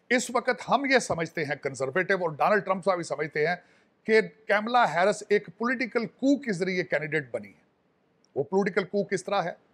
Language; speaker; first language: Urdu; non-native, local second language; Punjabi